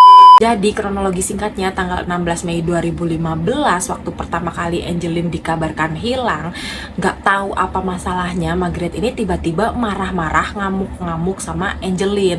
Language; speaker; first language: Indonesian; native; Indonesian